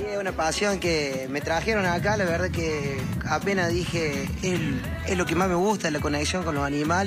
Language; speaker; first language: Spanish; native; Spanish